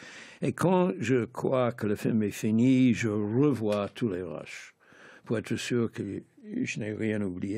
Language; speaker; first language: French; non-native, fluent; English